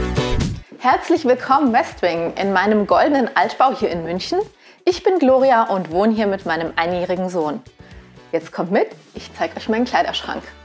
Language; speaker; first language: German; native; German